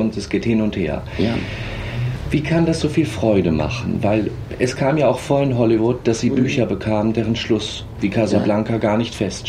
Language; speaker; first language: German; native; German